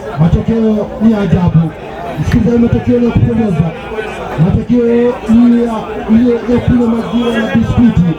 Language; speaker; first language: Swahili; non-native, local second language; Luyia